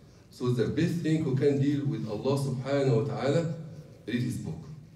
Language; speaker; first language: English; non-native, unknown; Arabic